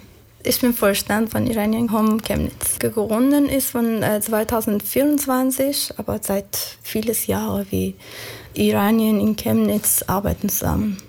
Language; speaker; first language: German; non-native, learner; Persian